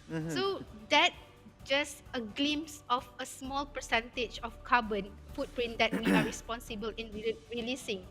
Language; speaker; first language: English; non-native, fluent; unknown